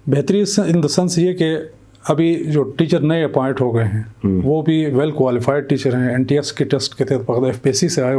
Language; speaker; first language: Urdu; non-native, local second language; Shina